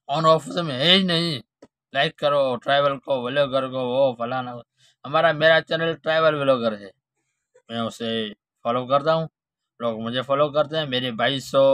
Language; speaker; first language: Urdu; non-native, local second language; Sindhi